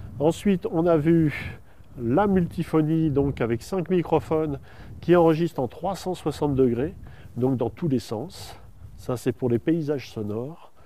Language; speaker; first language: French; native; French